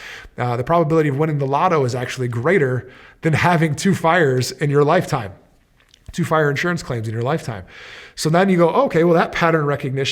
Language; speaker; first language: English; native; English